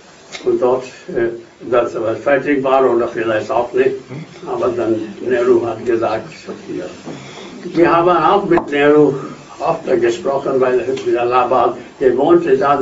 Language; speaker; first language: German; non-native, fluent; Hindi